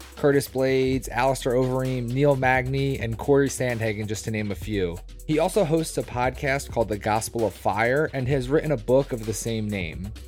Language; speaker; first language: English; native; English